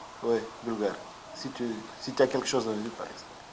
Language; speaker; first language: French; non-native, learner; Bulgarian